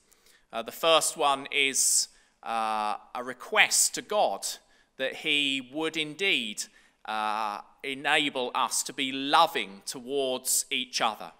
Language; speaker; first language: English; native; English